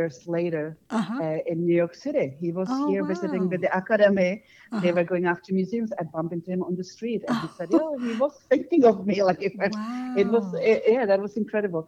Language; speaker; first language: English; non-native, fluent; Czech